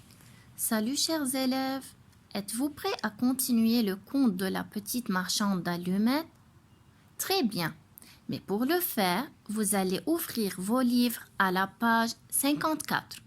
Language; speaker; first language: French; non-native, local second language; Arabic